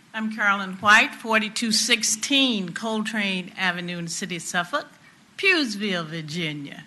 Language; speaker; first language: English; native; English